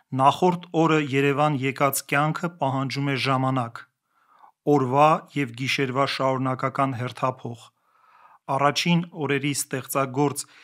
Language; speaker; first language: Armenian; native; Armenian